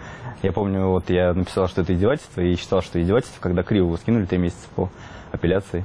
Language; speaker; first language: Russian; native; Russian